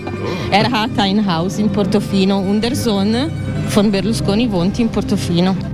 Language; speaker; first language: German; non-native, learner; Italian